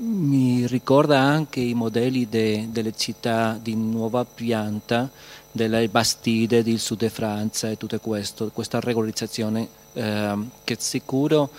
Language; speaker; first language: Italian; non-native, fluent; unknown